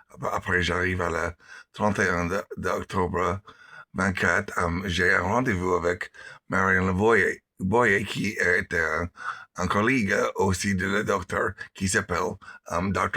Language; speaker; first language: French; non-native, learner; English